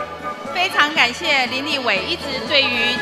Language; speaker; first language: Chinese; native; Chinese